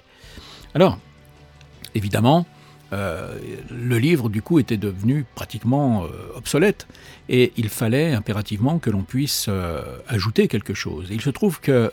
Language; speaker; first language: French; native; French